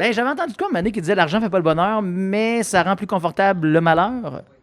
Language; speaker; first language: French; native; French